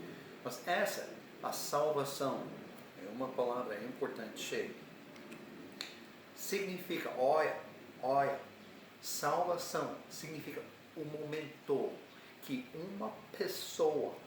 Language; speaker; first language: Portuguese; non-native, learner; English